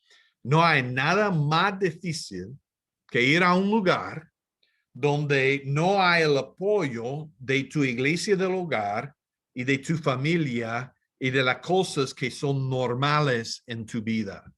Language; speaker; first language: Spanish; non-native, fluent; English